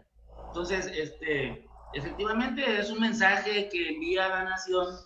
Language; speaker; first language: Spanish; native; Spanish